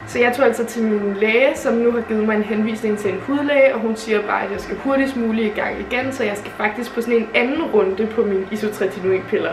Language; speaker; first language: Danish; native; Danish